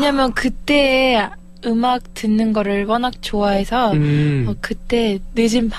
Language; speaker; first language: Korean; early bilingual, heritage; Korean